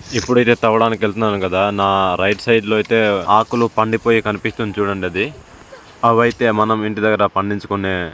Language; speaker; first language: Telugu; non-native, local second language; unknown